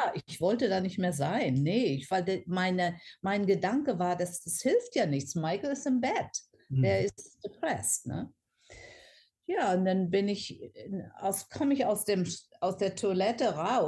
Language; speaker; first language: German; non-native, fluent; English